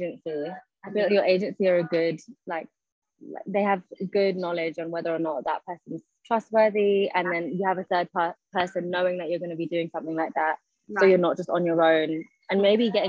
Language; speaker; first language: English; native; English